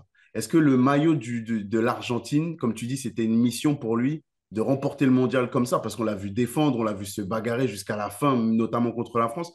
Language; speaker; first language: French; native; French